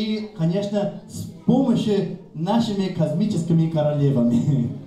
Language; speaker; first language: Russian; non-native, fluent; English